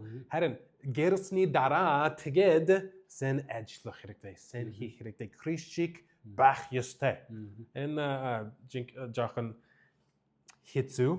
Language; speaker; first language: Mongolian; non-native, learner; English